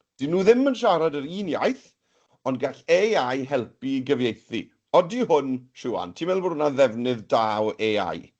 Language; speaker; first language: Welsh; native; Welsh